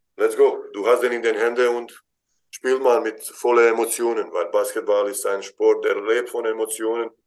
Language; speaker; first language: German; non-native, fluent; Bosnian